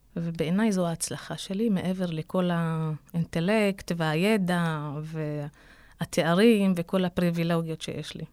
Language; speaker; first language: Hebrew; non-native, local second language; Arabic